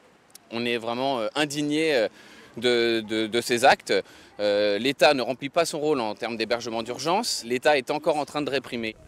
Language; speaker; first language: French; native; French